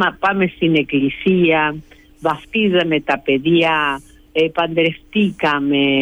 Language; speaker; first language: Greek; early bilingual, heritage; Greek